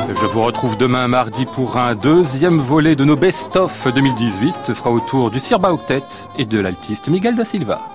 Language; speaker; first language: French; native; French